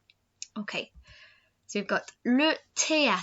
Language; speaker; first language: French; non-native, fluent; English